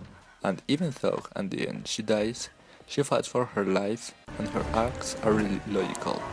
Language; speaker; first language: English; non-native, fluent; Spanish